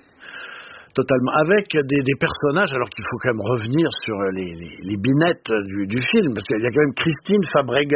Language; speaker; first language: French; native; French